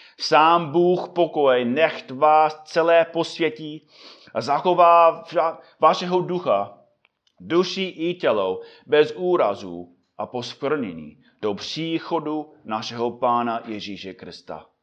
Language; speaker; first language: Czech; non-native, fluent; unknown